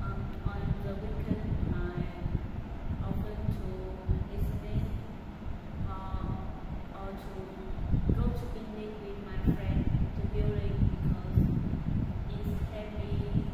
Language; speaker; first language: English; non-native, learner; Vietnamese